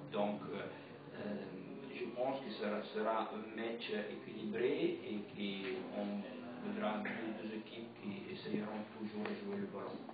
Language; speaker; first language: French; non-native, fluent; Italian